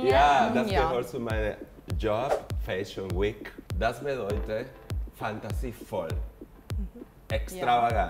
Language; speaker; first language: German; non-native, fluent; Spanish